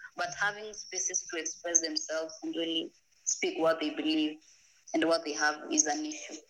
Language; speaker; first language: English; non-native, local second language; Masai